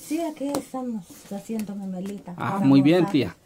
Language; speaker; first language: Spanish; non-native, local second language; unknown